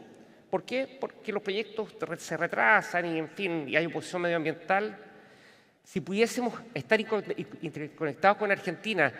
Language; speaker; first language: Spanish; native; Spanish